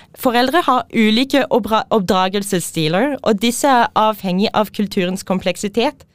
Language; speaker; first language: Norwegian; non-native, fluent; English